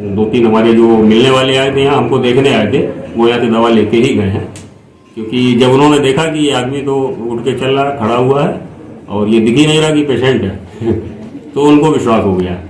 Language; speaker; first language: Hindi; native; Hindi